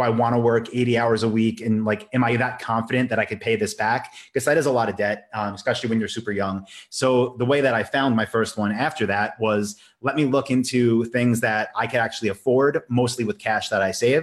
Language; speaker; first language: English; native; English